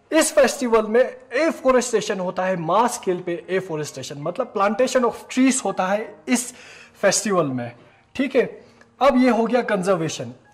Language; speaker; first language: Hindi; non-native, local second language; Ladakhi